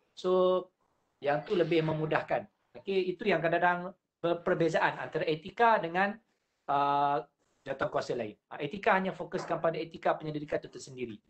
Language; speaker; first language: Malay; native; Malay